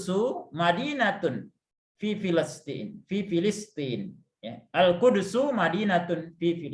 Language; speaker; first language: Arabic; non-native, fluent; Indonesian